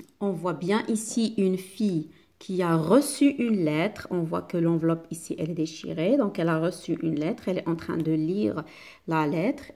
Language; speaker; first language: French; non-native, local second language; Arabic